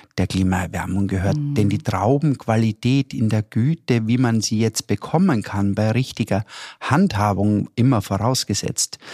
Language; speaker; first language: German; native; German